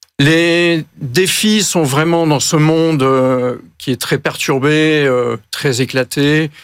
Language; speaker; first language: French; native; French